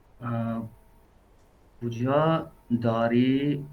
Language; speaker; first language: Persian; non-native, learner; Urdu